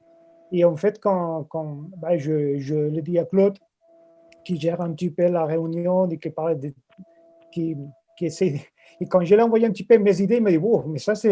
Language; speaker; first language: French; non-native, fluent; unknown